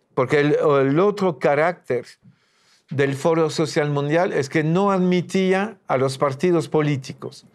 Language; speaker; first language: Spanish; non-native, fluent; French